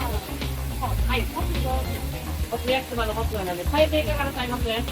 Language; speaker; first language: Japanese; native; Japanese